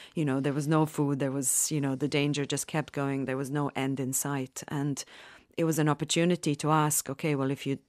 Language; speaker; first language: English; non-native, fluent; Bosnian